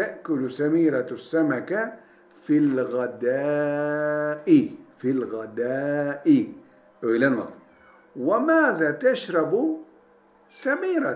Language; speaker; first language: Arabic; non-native, fluent; Turkish